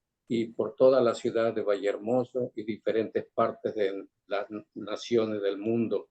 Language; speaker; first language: Spanish; native; Spanish